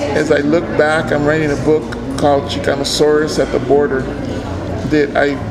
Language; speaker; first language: English; early bilingual, other home language; Spanish